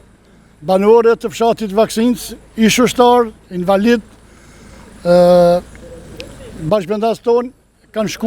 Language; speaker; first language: Albanian; native; Albanian